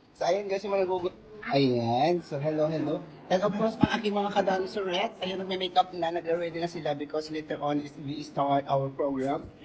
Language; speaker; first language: Filipino; native; Filipino